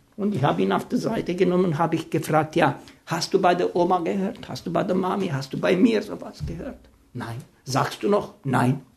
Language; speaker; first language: German; non-native, fluent; Romanian